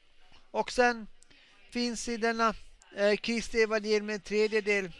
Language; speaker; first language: Swedish; non-native, local second language; Finnish